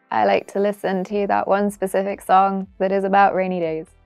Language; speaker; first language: English; native; English